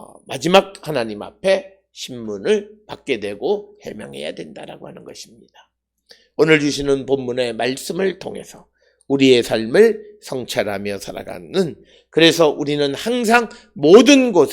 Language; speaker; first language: Korean; native; Korean